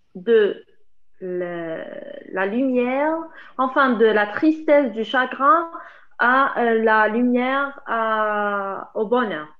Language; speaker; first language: French; non-native, local second language; Arabic